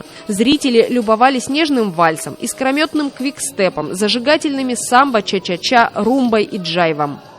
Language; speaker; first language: Russian; native; Russian